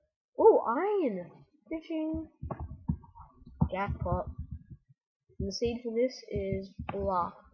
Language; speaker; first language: English; native; English